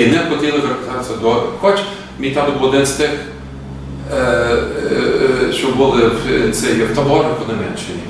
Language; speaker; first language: Ukrainian; early bilingual, heritage; Ukrainian